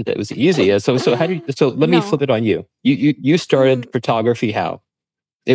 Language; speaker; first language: English; native; English